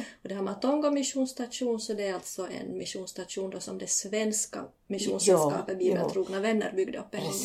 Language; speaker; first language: Swedish; native; Swedish